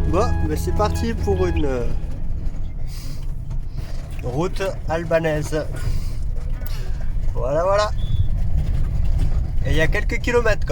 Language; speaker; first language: French; native; French